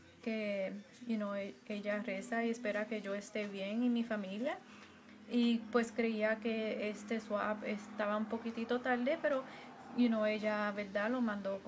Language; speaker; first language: Spanish; early bilingual, heritage; Spanish